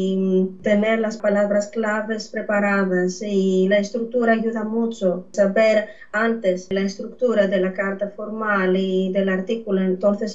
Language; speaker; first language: Spanish; non-native, fluent; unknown